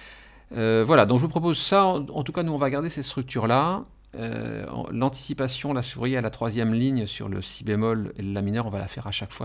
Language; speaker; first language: French; native; French